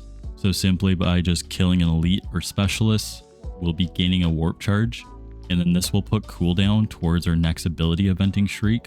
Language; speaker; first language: English; native; English